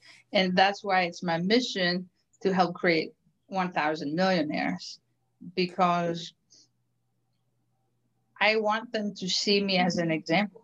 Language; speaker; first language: English; early bilingual, other home language; Greek